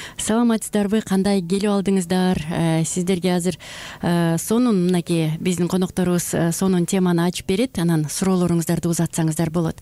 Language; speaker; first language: Kyrgyz; native; Kyrgyz